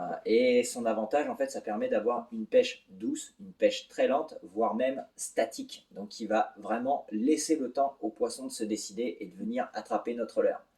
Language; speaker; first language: French; native; French